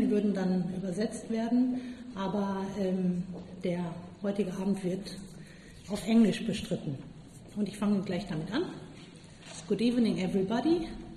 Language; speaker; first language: German; native; German